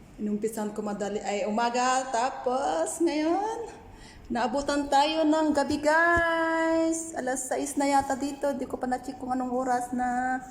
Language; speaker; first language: Filipino; native; Filipino